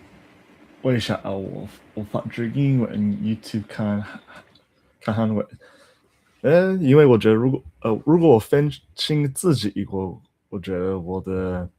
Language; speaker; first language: Chinese; non-native, learner; English